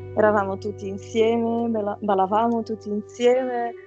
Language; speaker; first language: Italian; non-native, fluent; Dutch